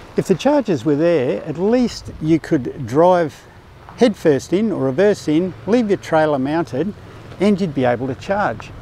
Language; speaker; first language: English; native; English